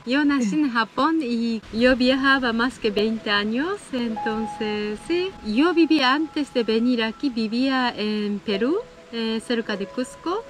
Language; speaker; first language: Spanish; non-native, learner; Japanese